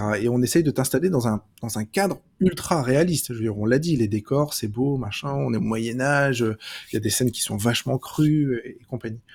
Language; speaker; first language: French; native; French